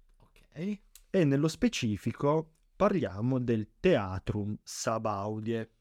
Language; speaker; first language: Italian; native; Italian